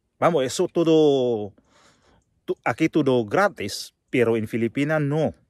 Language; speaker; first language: Spanish; non-native, learner; Filipino